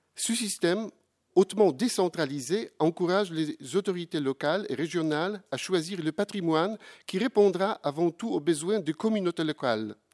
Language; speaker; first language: French; non-native, fluent; Polish